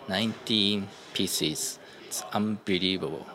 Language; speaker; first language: English; non-native, learner; Japanese